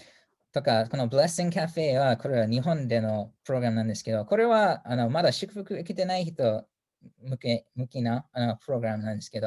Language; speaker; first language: Japanese; non-native, fluent; English